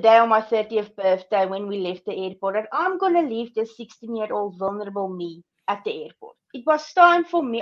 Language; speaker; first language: English; non-native, local second language; Afrikaans